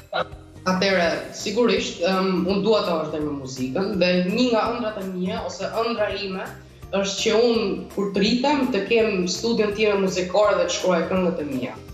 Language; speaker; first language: Albanian; early bilingual, heritage; Albanian